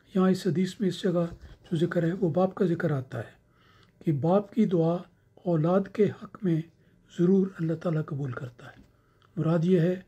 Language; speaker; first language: Urdu; native; Urdu